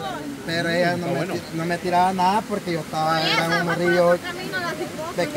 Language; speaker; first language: Spanish; native; Spanish